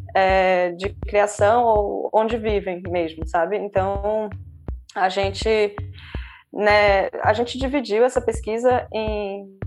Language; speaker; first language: Portuguese; native; Portuguese